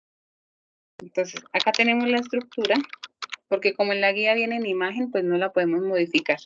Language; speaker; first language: Spanish; native; Spanish